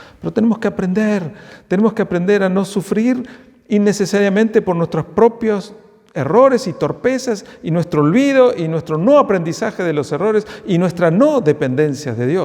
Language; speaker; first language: Spanish; native; Spanish